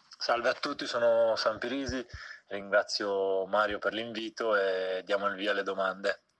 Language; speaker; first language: Italian; native; Italian